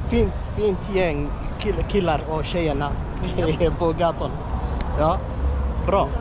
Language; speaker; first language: Swedish; non-native, learner; Somali